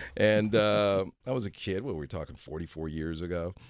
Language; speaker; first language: English; native; English